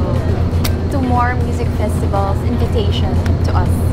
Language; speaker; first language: English; non-native, local second language; Filipino